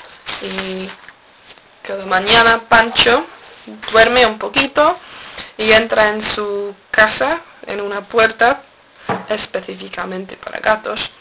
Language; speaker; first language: Spanish; non-native, learner; English